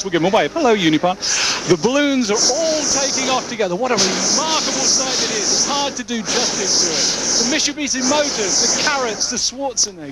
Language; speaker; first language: English; native; English